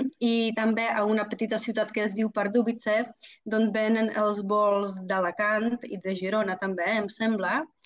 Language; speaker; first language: Catalan; non-native, fluent; Czech